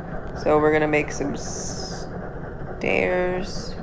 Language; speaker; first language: English; native; English